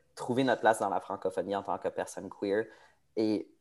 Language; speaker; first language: French; native; French